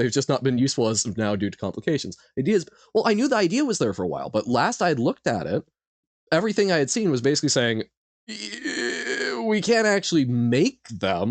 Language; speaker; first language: English; native; English